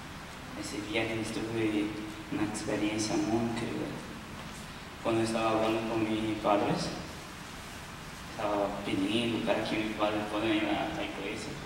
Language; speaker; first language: Spanish; non-native, learner; Portuguese